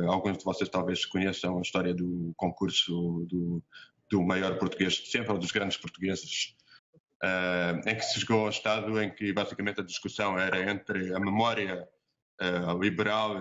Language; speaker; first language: Portuguese; native; Portuguese